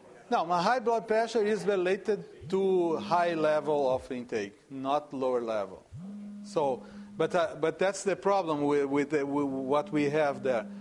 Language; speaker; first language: English; non-native, fluent; Portuguese